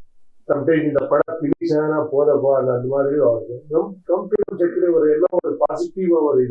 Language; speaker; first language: Tamil; non-native, learner; Kannada